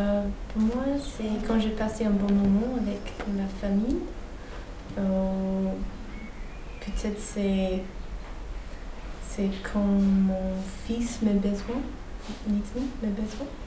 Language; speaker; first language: French; non-native, learner; English